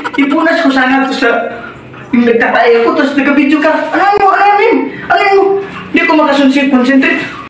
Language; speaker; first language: Filipino; non-native, local second language; Cebuano